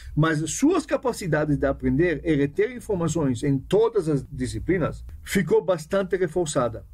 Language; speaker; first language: Portuguese; non-native, fluent; Hebrew